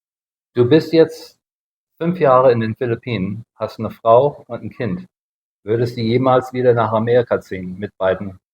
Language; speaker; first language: German; non-native, fluent; English